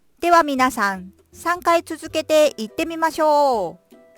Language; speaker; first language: Japanese; non-native, fluent; Korean